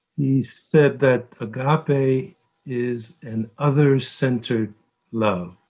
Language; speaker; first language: English; early bilingual, other home language; Korean